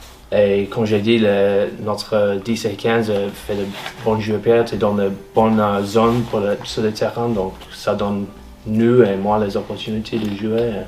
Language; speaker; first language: French; non-native, fluent; English